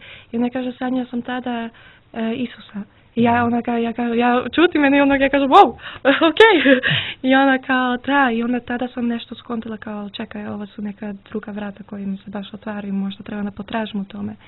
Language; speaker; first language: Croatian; early bilingual, heritage; Serbian